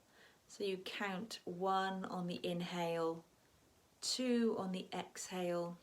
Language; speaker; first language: English; native; English